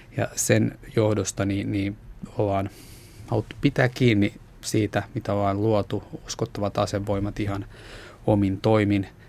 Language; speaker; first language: Finnish; non-native, local second language; Swedish